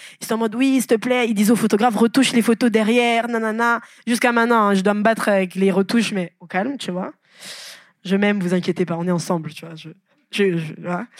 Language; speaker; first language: French; non-native, local second language; Lingala